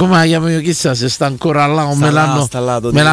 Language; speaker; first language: Italian; native; Italian